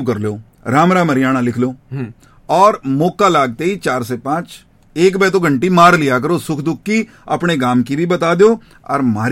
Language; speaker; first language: Hindi; native; Hindi